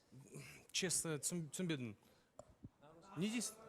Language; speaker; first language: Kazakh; non-native, local second language; Russian